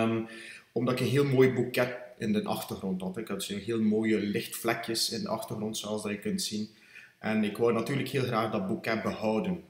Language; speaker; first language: Dutch; native; Dutch